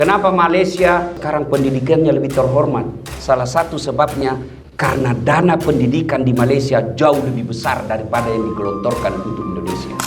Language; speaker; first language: Indonesian; native; Indonesian